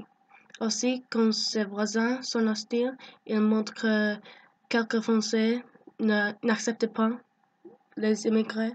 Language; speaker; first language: French; non-native, learner; English